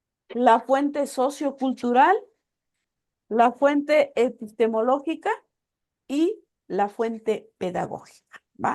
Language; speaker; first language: Spanish; native; Spanish